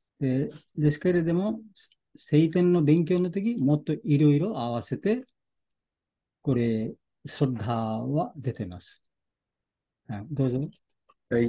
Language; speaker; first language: Japanese; non-native, fluent; Bangla